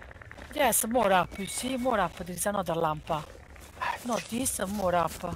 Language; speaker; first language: English; non-native, learner; Hungarian